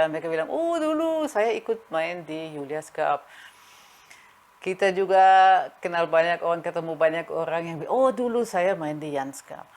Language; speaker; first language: Indonesian; non-native, fluent; German